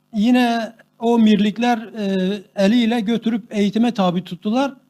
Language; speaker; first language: Turkish; non-native, local second language; Kurdish